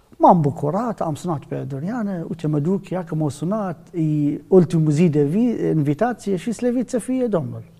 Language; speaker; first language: Romanian; non-native, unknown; Arabic